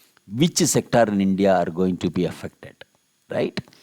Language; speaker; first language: English; non-native, local second language; Tamil